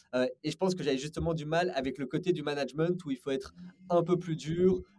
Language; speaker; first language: French; native; French